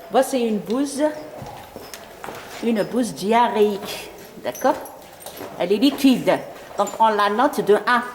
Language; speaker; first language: French; non-native, local second language; Arabic